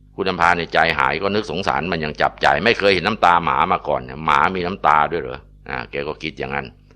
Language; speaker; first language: Thai; native; Thai